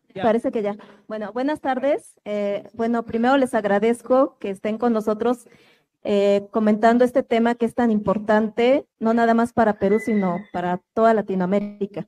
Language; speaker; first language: Spanish; native; Spanish